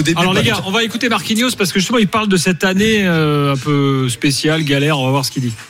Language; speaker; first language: French; native; French